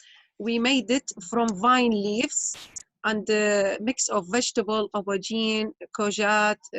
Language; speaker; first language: English; non-native, learner; Arabic